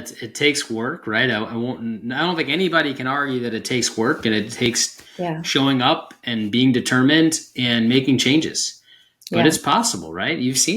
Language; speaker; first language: English; native; English